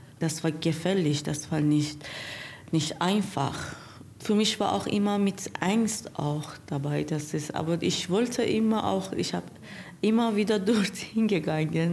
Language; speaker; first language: German; non-native, learner; Persian